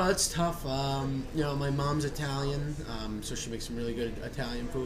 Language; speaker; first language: English; native; English